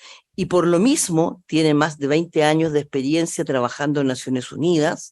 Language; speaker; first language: Spanish; native; Spanish